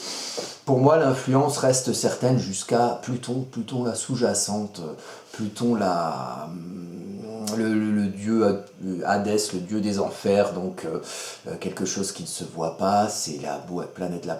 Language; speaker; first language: French; native; French